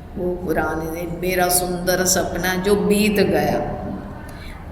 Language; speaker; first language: Hindi; non-native, local second language; Gujarati